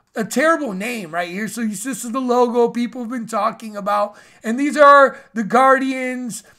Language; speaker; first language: English; native; English